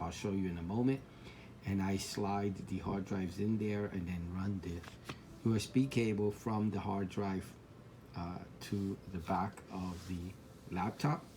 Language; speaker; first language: English; native; English